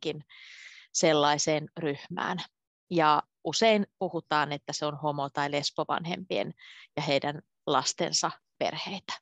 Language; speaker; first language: Finnish; native; Finnish